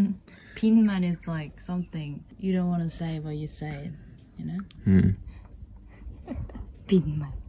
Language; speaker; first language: English; non-native, fluent; Korean